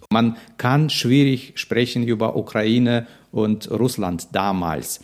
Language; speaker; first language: German; non-native, fluent; Russian